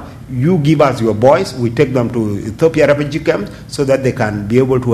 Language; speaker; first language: English; non-native, fluent; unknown